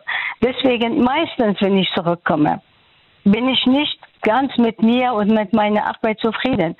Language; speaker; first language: German; non-native, fluent; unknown